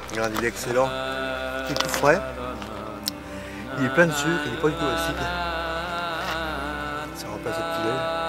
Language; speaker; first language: French; native; French